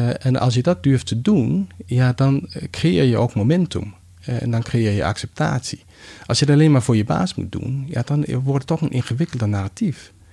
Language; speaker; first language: Dutch; non-native, fluent; Danish